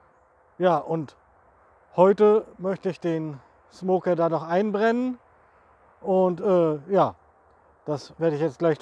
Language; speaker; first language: German; native; German